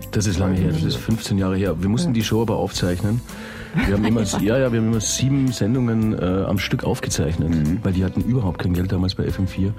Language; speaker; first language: German; native; German